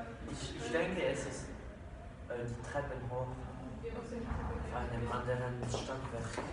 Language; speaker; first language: German; non-native, learner; French